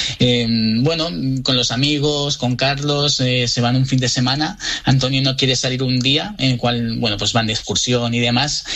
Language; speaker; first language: Spanish; native; Spanish